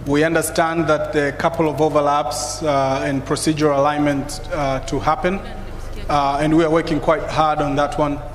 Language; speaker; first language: English; non-native, local second language; Swahili